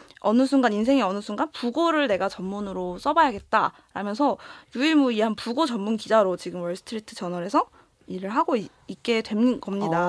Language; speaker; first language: Korean; native; Korean